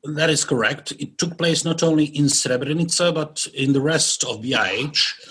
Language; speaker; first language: English; non-native, fluent; Bosnian